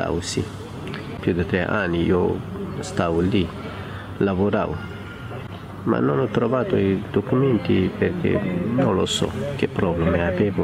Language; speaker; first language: Italian; non-native, learner; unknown